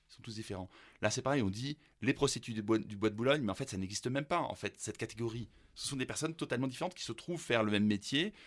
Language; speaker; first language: French; early bilingual, other home language; German